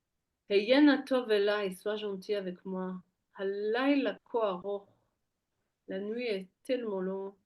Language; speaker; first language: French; non-native, fluent; Hebrew